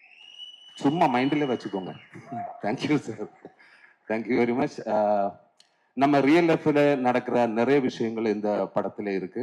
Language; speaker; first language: Tamil; non-native, fluent; Malayalam